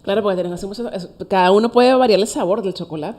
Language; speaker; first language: Spanish; native; Spanish